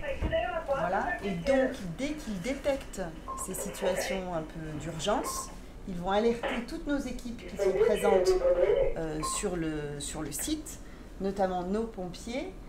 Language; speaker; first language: French; native; French